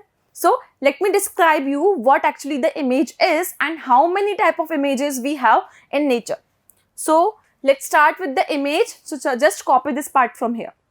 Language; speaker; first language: English; non-native, local second language; Hindi